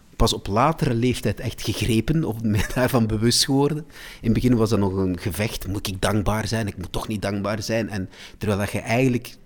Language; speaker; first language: Dutch; native; Dutch